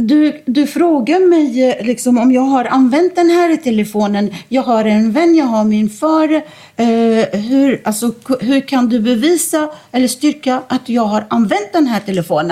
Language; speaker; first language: Swedish; non-native, fluent; Arabic